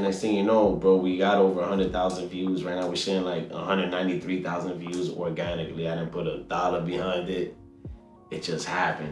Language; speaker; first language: English; early bilingual, other home language; Spanish